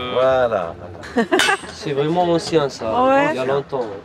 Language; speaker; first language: French; native; French